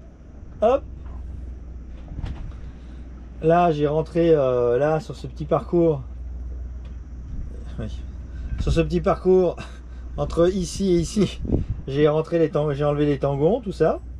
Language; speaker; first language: French; native; French